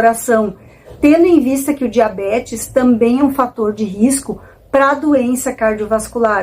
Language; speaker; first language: Portuguese; native; Portuguese